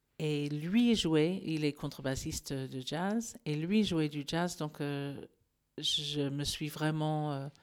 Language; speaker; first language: French; non-native, fluent; English